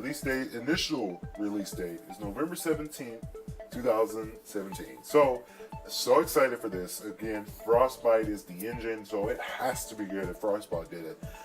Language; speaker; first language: English; native; English